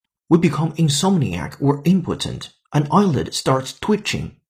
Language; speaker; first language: English; non-native, fluent; Chinese